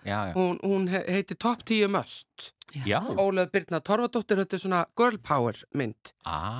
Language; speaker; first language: Icelandic; native; Icelandic